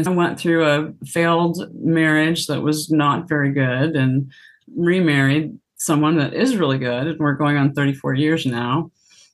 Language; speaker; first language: English; native; English